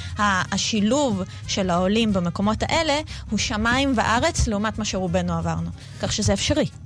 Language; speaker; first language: Hebrew; early bilingual, other home language; Russian